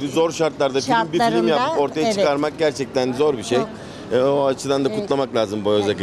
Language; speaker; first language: Turkish; native; Turkish